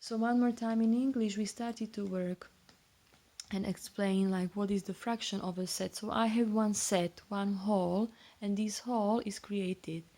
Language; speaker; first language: English; non-native, fluent; Slovak